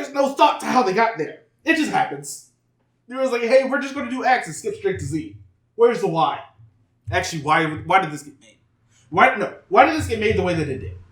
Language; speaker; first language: English; native; English